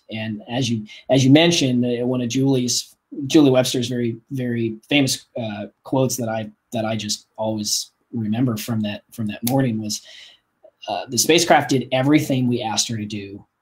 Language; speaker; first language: English; native; English